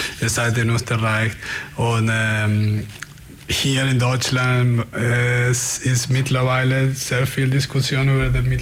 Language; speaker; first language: German; non-native, fluent; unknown